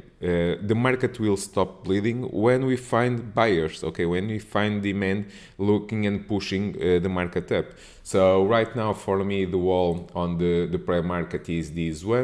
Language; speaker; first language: English; non-native, fluent; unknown